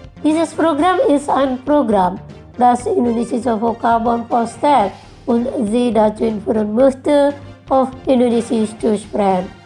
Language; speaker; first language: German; non-native, learner; Indonesian